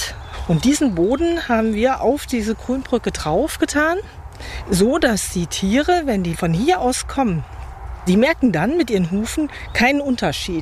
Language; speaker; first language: German; native; German